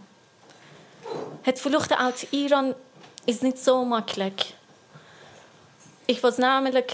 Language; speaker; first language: Dutch; non-native, learner; Persian